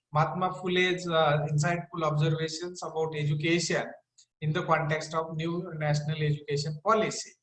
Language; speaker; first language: English; non-native, local second language; Marathi